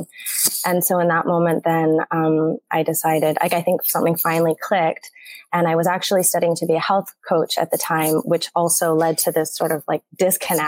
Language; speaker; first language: English; native; English